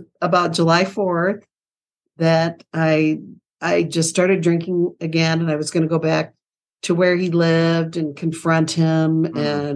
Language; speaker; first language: English; native; English